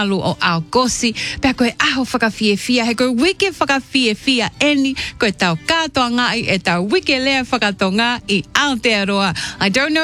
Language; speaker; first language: English; non-native, local second language; Tongan